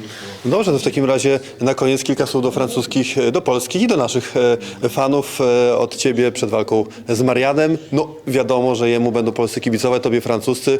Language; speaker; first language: Polish; native; Polish